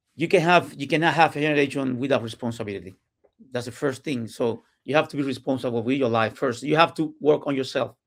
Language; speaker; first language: English; non-native, learner; Spanish